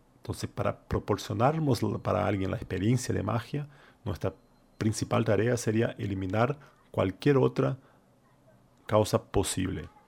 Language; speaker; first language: Spanish; non-native, fluent; Portuguese